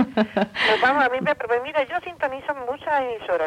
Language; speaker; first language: Spanish; native; Spanish